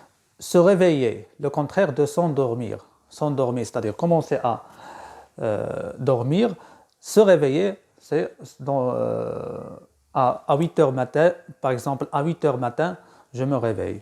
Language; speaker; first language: French; non-native, local second language; Arabic